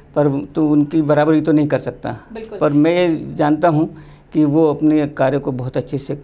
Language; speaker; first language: Hindi; native; Hindi